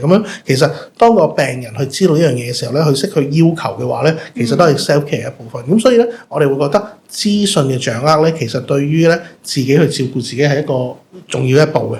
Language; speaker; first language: Cantonese; native; Cantonese